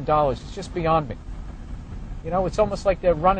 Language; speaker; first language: English; native; English